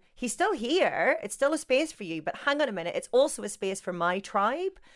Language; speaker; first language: English; native; English